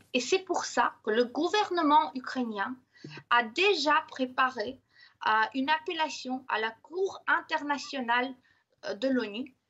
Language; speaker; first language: French; non-native, fluent; Ukrainian